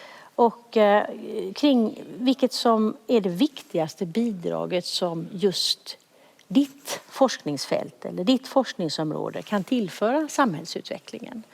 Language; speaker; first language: Swedish; native; Swedish